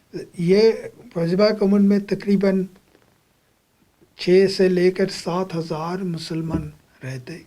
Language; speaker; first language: Hindi; non-native, local second language; Bangla